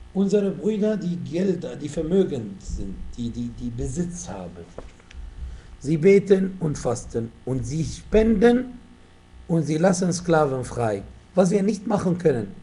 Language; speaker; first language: German; non-native, fluent; Arabic